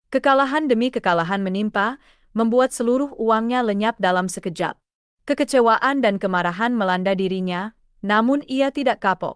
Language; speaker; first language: Indonesian; native; Indonesian